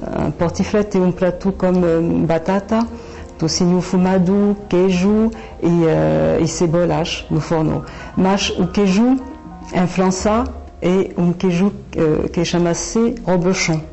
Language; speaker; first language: Portuguese; non-native, learner; French